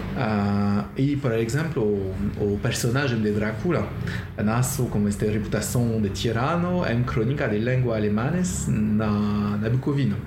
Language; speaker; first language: Portuguese; non-native, learner; French